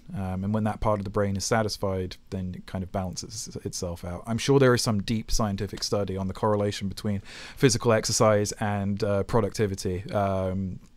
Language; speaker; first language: English; native; English